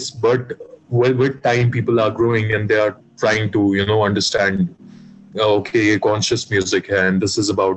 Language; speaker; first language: English; non-native, local second language; Kashmiri